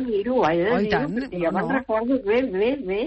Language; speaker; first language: Catalan; native; Catalan